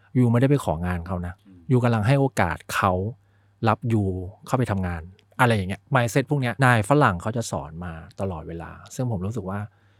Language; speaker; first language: Thai; early bilingual, other home language; Chinese